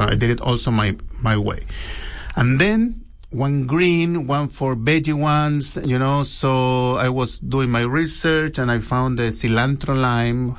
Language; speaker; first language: English; non-native, learner; Spanish